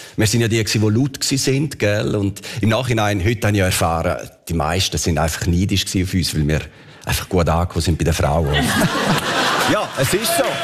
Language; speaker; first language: German; early bilingual, other home language; Italian